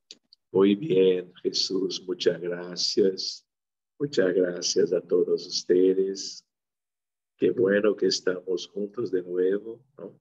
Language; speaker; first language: Spanish; non-native, local second language; Portuguese